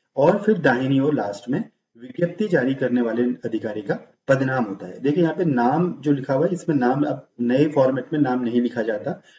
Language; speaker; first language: Hindi; native; Hindi